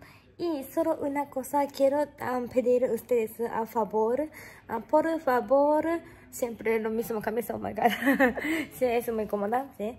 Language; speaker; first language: Spanish; non-native, fluent; Japanese